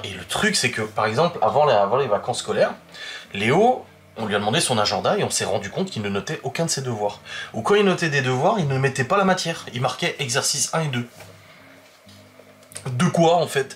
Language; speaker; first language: French; native; French